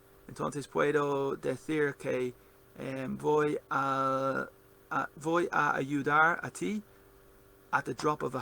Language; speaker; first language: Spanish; non-native, learner; English